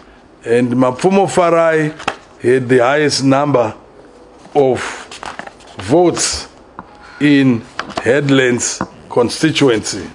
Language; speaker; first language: English; non-native, local second language; Shona